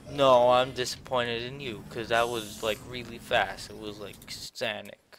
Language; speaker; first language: English; native; English